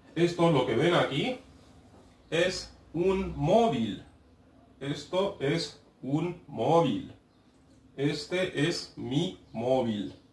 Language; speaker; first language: Spanish; non-native, fluent; Arabic